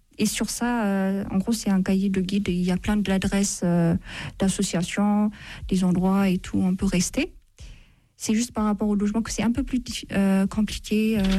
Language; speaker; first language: French; non-native, fluent; Amharic